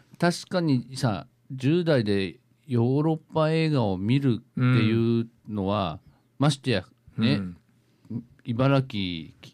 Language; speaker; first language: Japanese; native; Japanese